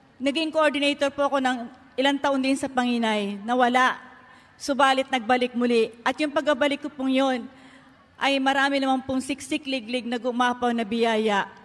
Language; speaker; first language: Filipino; native; Filipino